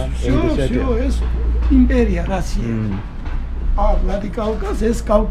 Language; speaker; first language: Russian; non-native, local second language; Georgian